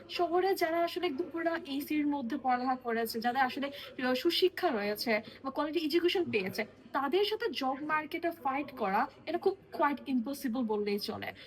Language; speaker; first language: Bangla; non-native, local second language; Marma